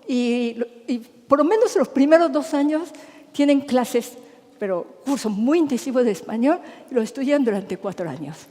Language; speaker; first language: Spanish; non-native, fluent; Japanese